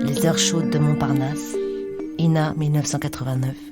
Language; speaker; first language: French; native; French